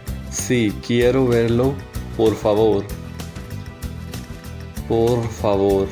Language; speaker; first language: Spanish; non-native, fluent; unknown